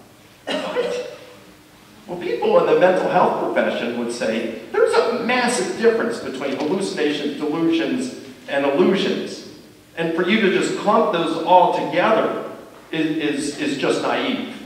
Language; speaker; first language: English; native; English